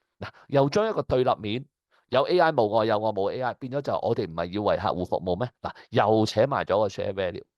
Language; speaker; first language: Cantonese; native; Cantonese